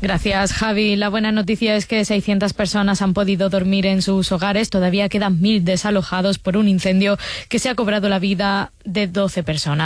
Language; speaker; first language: Spanish; native; Spanish